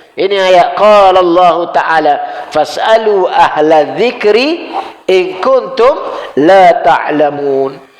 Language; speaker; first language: Malay; native; Malay